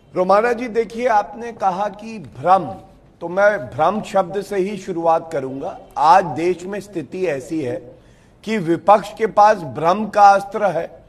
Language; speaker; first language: Hindi; native; Hindi